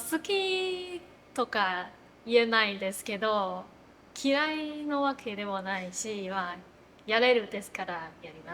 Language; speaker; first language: Japanese; non-native, fluent; Chinese